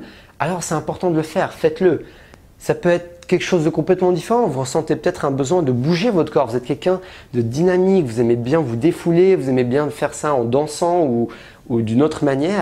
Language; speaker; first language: French; native; French